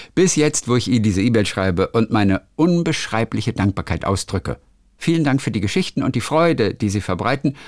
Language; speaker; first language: German; native; German